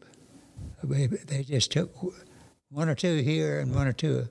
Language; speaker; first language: English; native; English